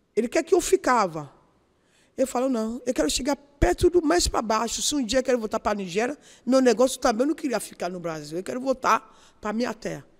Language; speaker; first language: Portuguese; non-native, learner; Yoruba